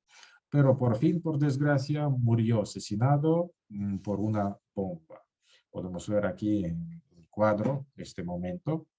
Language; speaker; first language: Spanish; non-native, fluent; Russian